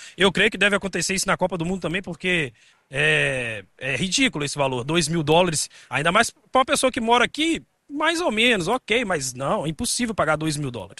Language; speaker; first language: Portuguese; native; Portuguese